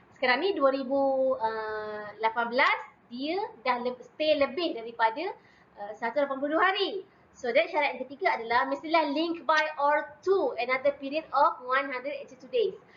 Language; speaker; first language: Malay; native; Malay